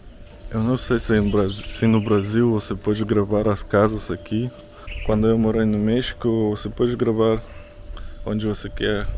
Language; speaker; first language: Portuguese; non-native, learner; Russian